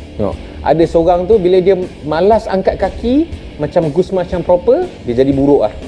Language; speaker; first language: Malay; native; Malay